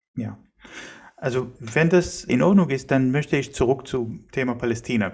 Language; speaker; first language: German; non-native, fluent; Hebrew